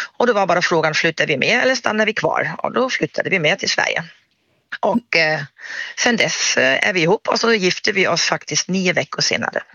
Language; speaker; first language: Swedish; non-native, fluent; German